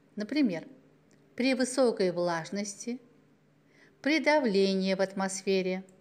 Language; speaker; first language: Russian; non-native, local second language; Uzbek